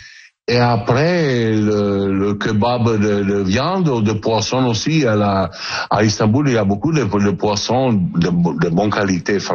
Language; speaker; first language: French; non-native, learner; Italian